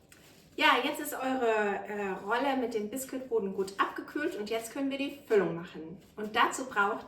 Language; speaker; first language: German; native; German